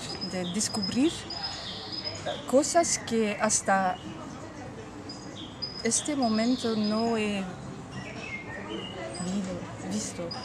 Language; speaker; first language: Spanish; non-native, learner; Dutch